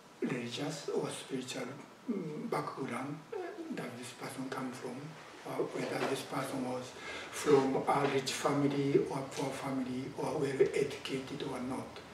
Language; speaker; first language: English; non-native, fluent; Japanese